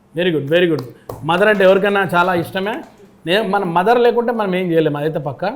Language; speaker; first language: Telugu; native; Telugu